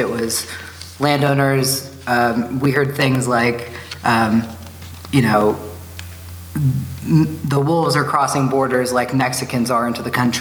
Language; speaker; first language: English; native; English